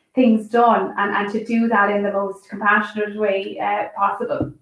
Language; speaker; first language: English; native; English